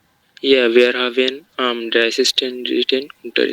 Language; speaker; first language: German; non-native, learner; Bangla